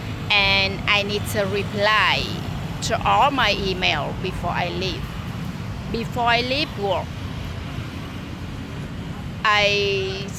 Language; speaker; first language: English; non-native, learner; Vietnamese